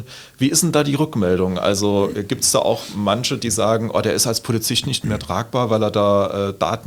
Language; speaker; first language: German; native; German